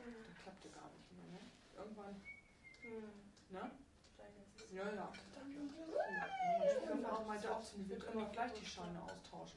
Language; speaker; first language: German; native; German